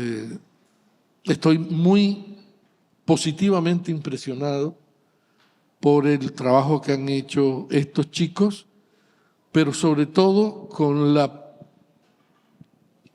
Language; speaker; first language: Spanish; native; Spanish